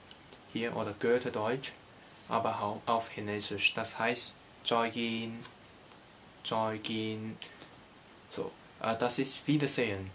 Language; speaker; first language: German; non-native, learner; Cantonese